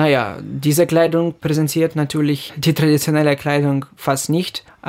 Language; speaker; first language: German; non-native, fluent; Ukrainian